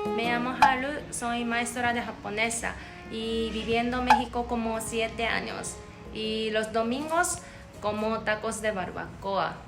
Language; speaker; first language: Spanish; non-native, learner; Japanese